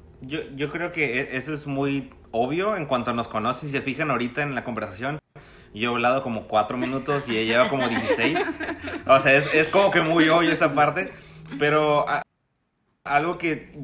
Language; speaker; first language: Spanish; native; Spanish